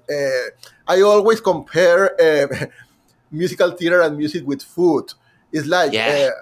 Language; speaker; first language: English; non-native, fluent; Spanish